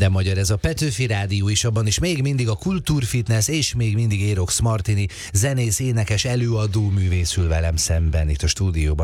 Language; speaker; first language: Hungarian; native; Hungarian